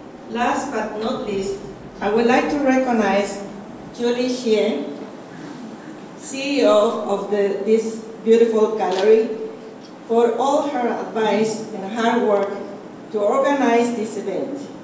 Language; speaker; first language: English; non-native, fluent; Spanish